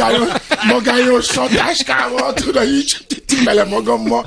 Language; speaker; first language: Hungarian; non-native, learner; Yoruba